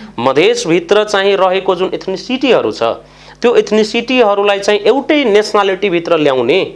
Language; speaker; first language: Nepali; non-native, local second language; Maithili